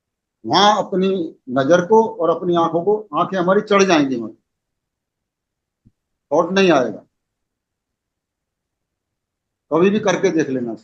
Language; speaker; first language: Hindi; native; Hindi